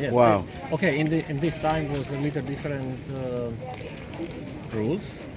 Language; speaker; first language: English; non-native, learner; Slovak